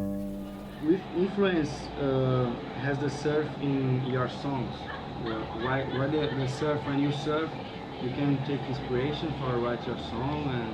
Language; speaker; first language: English; non-native, learner; Portuguese